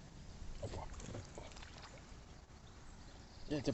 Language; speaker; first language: Russian; native; Russian